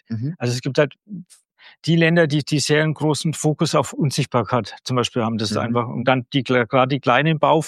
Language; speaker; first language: German; native; German